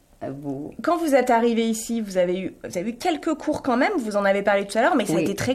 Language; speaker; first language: French; native; French